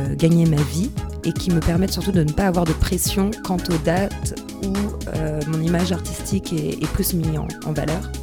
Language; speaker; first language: French; native; French